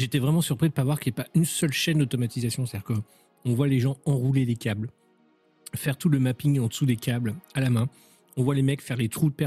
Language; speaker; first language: French; native; French